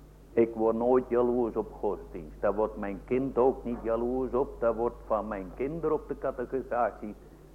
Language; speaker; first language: Dutch; native; Dutch